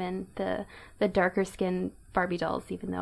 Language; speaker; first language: English; native; English